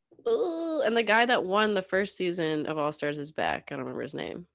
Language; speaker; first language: English; native; English